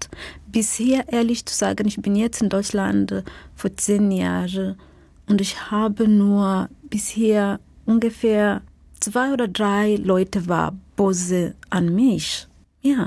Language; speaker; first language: German; non-native, fluent; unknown